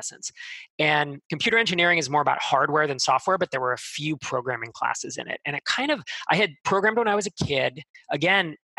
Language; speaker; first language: English; native; English